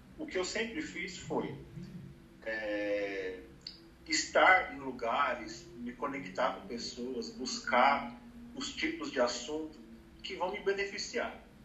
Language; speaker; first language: Portuguese; native; Portuguese